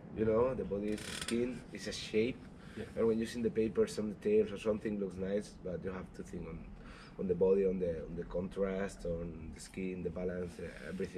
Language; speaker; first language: English; non-native, learner; Spanish